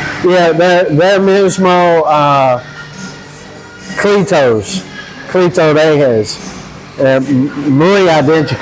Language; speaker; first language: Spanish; non-native, learner; English